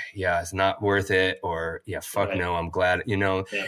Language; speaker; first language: English; native; English